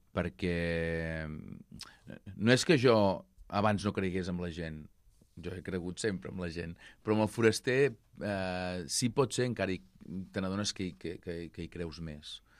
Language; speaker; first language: Catalan; native; Catalan